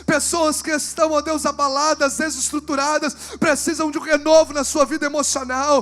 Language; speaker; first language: Portuguese; native; Portuguese